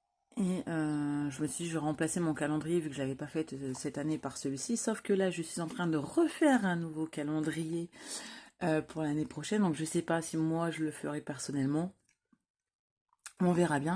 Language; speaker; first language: French; native; French